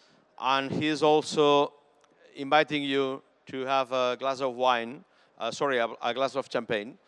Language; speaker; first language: English; non-native, fluent; Catalan